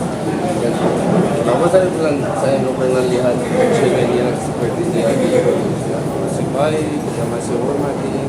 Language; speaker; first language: Indonesian; non-native, learner; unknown